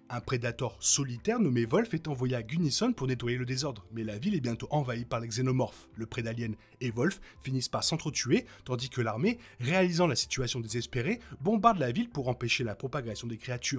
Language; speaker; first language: French; native; French